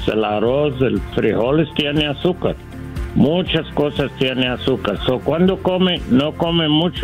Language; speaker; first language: Spanish; non-native, learner; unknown